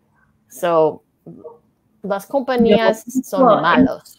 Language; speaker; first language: Spanish; non-native, learner; English